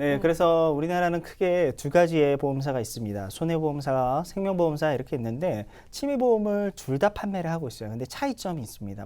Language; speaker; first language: Korean; native; Korean